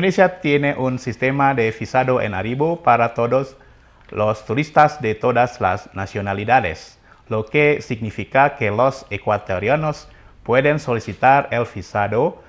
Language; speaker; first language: Spanish; non-native, fluent; Indonesian